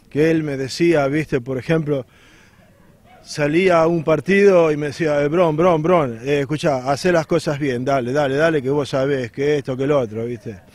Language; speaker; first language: Spanish; native; Spanish